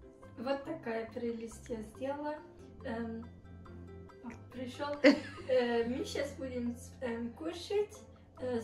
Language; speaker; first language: Russian; early bilingual, heritage; Russian